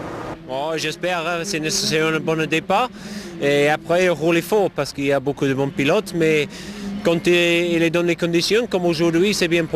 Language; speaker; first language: French; non-native, fluent; English